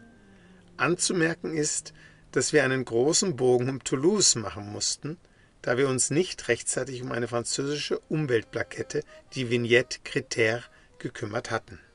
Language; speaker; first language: German; native; German